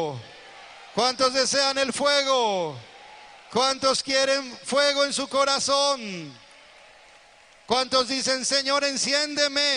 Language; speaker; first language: Spanish; native; Spanish